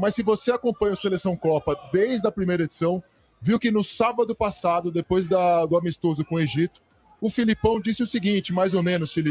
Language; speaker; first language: Portuguese; native; Portuguese